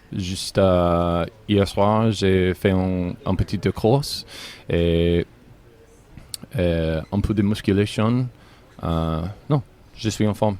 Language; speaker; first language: French; non-native, learner; English